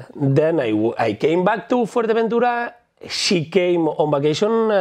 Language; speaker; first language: English; non-native, fluent; Spanish